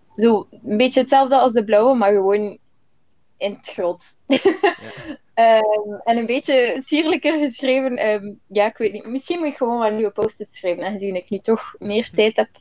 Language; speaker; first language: Dutch; native; Dutch